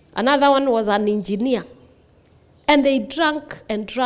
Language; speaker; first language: English; non-native, local second language; Swahili